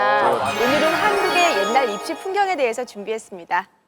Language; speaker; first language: Korean; native; Korean